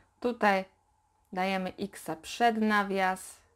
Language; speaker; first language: Polish; native; Polish